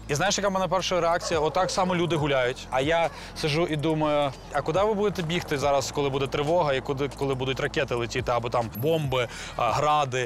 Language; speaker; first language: Ukrainian; non-native, local second language; Russian